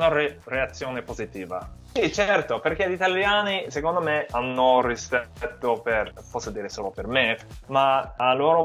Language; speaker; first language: Italian; non-native, fluent; English